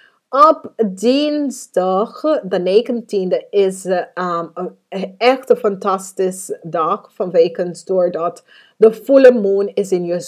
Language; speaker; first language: Dutch; non-native, fluent; English